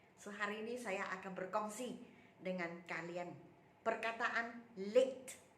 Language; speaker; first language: Malay; non-native, local second language; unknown